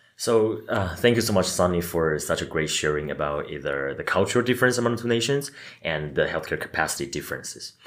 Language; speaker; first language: English; non-native, fluent; Chinese